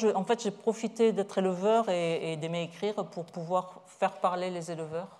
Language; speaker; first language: French; native; French